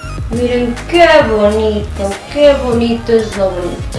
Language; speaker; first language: Spanish; early bilingual, heritage; Spanish